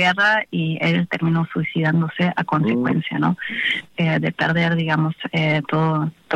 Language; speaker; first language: Spanish; non-native, fluent; German